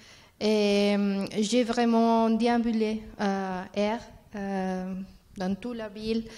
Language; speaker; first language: French; non-native, learner; Spanish